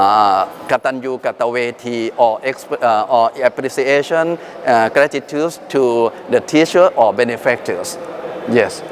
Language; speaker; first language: English; non-native, fluent; Thai